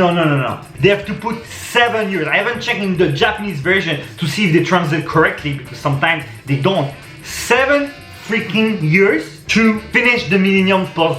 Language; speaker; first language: English; non-native, fluent; French